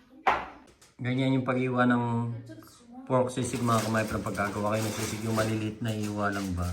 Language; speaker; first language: Filipino; native; Filipino